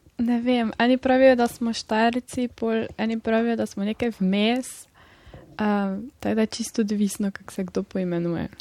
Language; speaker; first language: Slovenian; native; Slovenian